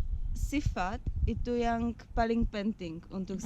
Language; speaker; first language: Indonesian; non-native, learner; Czech